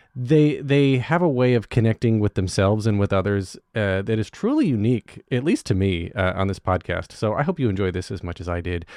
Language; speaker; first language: English; native; English